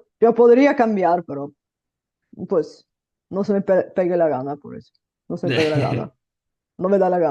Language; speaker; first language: Spanish; non-native, fluent; Bulgarian